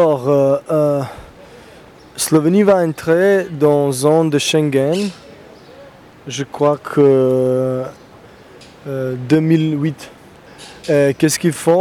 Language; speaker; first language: French; non-native, fluent; Slovenian